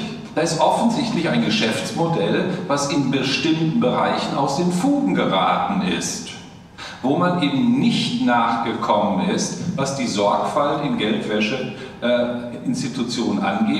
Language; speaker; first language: German; native; German